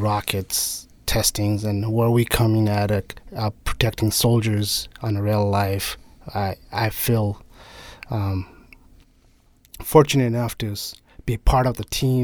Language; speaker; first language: English; non-native, local second language; Nepali